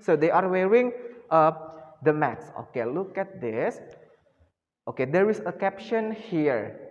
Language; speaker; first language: English; non-native, fluent; Indonesian